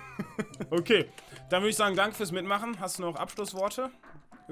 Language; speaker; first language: German; native; German